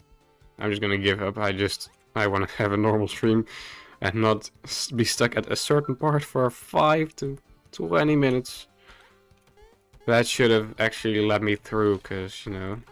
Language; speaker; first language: English; non-native, fluent; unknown